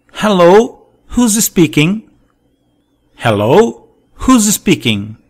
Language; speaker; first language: English; non-native, fluent; Portuguese